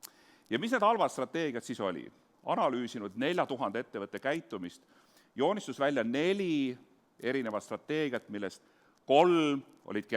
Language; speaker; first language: Estonian; native; Estonian